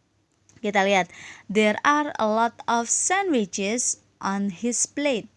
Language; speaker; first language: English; non-native, fluent; Indonesian